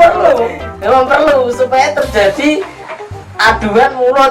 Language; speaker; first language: Indonesian; non-native, local second language; Javanese